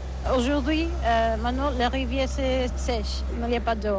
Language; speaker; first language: French; non-native, learner; Catalan